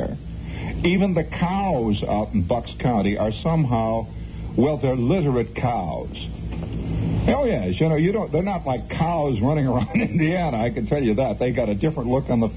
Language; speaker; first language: English; native; English